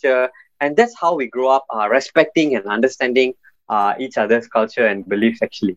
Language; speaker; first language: English; non-native, local second language; Tamil